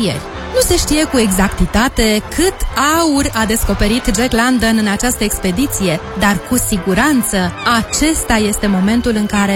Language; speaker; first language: Romanian; native; Romanian